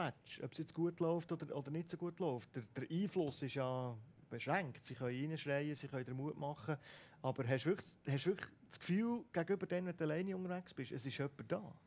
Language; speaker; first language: German; native; German